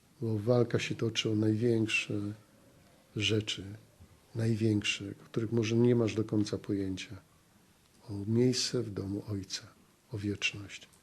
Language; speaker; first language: Polish; native; Polish